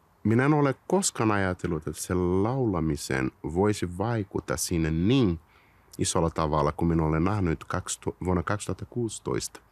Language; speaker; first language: Finnish; non-native, fluent; Portuguese